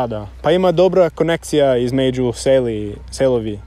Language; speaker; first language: Serbian; non-native, learner; English